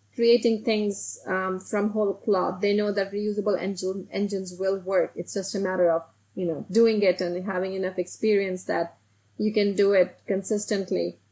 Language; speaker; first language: English; non-native, local second language; Hindi